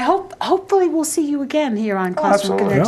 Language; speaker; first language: English; native; English